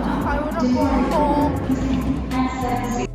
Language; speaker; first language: English; non-native, learner; Korean